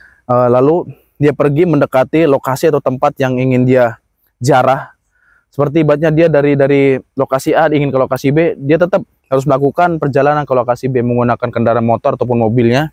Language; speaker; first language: Indonesian; non-native, local second language; Sundanese